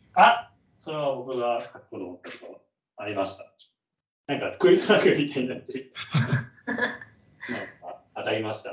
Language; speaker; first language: Japanese; native; Japanese